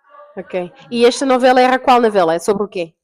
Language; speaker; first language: Portuguese; non-native, fluent; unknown